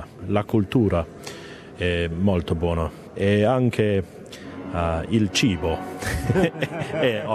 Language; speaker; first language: Italian; non-native, learner; English